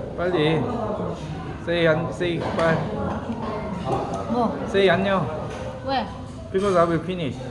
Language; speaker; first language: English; non-native, learner; Korean